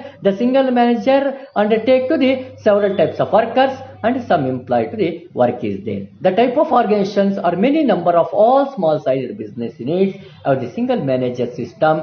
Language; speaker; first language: English; non-native, local second language; Kannada